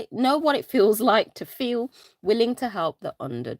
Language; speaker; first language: English; native; English